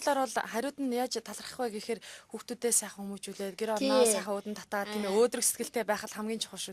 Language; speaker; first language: Mongolian; native; Mongolian